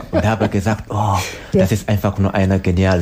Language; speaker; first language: German; non-native, learner; Swahili